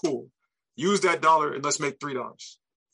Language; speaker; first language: English; native; English